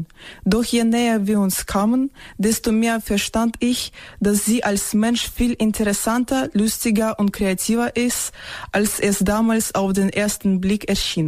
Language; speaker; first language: German; non-native, fluent; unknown